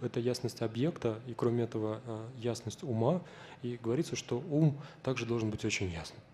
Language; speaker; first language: Russian; native; Russian